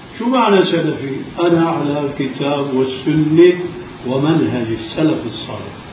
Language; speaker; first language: Arabic; early bilingual, other home language; Albanian